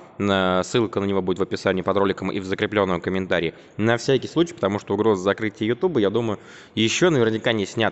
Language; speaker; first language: Russian; native; Russian